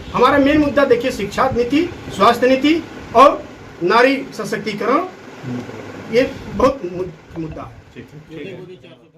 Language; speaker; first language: Hindi; native; Hindi